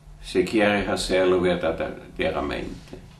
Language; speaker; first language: Spanish; non-native, learner; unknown